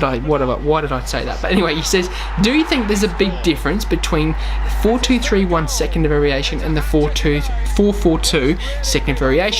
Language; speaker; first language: English; native; English